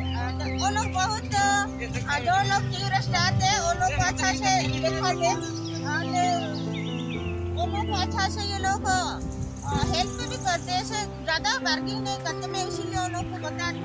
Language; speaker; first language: Hindi; non-native, local second language; Odia